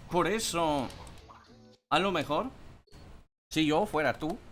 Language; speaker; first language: Spanish; non-native, fluent; English